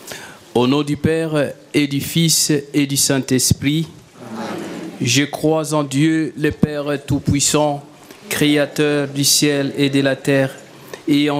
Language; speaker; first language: French; native; French